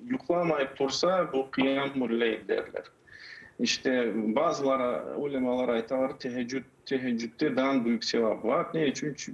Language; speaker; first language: Turkish; non-native, fluent; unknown